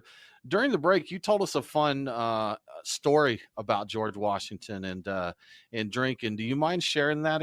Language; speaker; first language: English; native; English